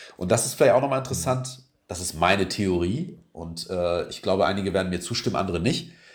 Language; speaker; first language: German; early bilingual, other home language; Turkish